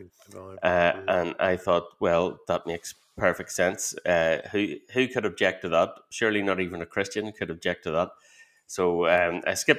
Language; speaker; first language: English; native; English